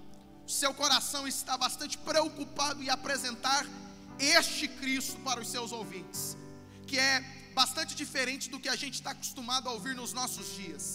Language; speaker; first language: Portuguese; native; Portuguese